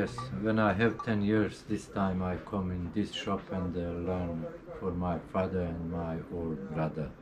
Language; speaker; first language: English; non-native, learner; Bosnian